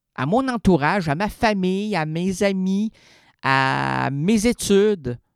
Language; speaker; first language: French; native; French